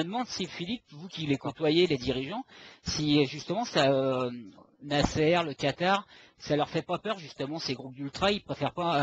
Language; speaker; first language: French; native; French